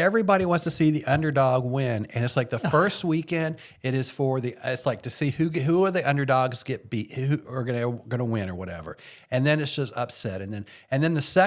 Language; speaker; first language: English; native; English